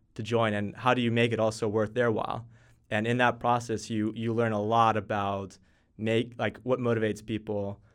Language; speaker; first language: English; native; English